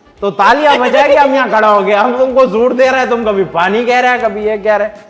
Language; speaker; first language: Urdu; native; Urdu